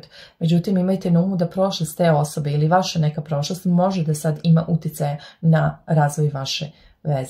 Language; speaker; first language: Serbian; native; Serbian